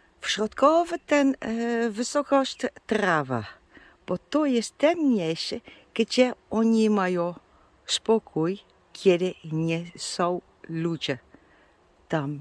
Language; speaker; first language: Polish; non-native, learner; Dutch